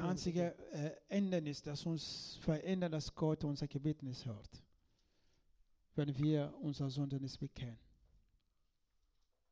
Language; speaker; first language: German; non-native, learner; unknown